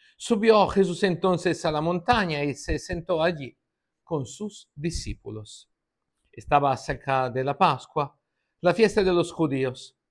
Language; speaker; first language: Spanish; non-native, fluent; Italian